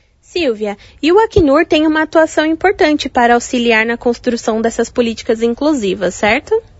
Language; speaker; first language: Portuguese; native; Portuguese